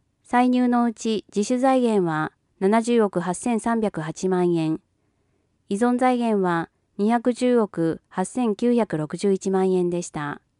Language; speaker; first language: Japanese; native; Japanese